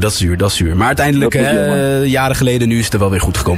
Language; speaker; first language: Dutch; native; Dutch